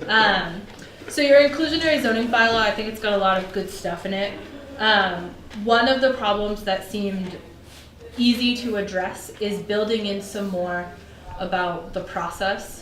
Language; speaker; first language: English; native; English